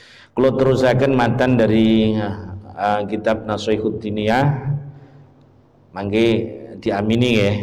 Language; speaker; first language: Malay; non-native, local second language; Javanese